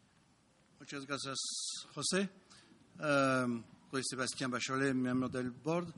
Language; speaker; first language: Spanish; non-native, learner; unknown